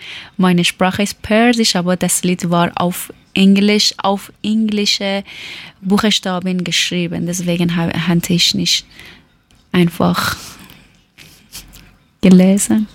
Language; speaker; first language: German; non-native, learner; Persian